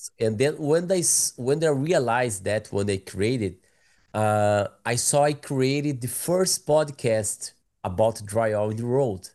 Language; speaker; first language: English; non-native, learner; Portuguese